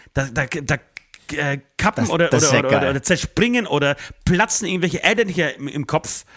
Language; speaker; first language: German; native; German